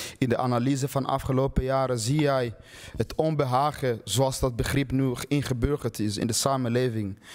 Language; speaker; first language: Dutch; early bilingual, other home language; Swahili